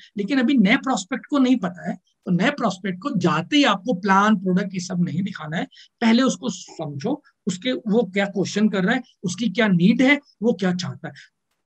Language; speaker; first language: Hindi; native; Hindi